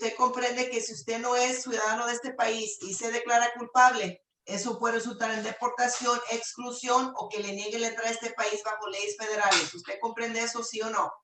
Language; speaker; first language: Spanish; native; Spanish